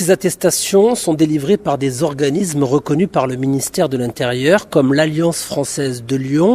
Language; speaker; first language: French; native; French